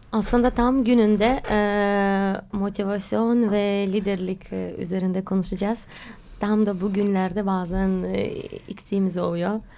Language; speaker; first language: Turkish; non-native, fluent; Russian